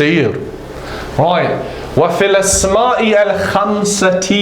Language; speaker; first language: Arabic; non-native, fluent; English